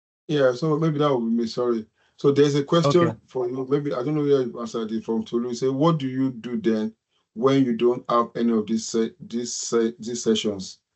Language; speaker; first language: English; non-native, local second language; Yoruba